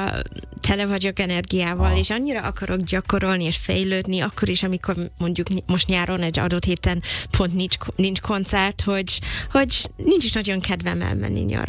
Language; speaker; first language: Hungarian; non-native, fluent; English